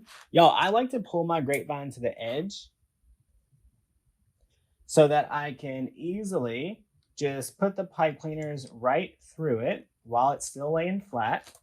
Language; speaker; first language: English; native; English